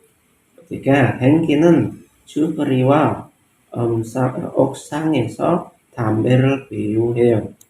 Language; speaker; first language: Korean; non-native, learner; Indonesian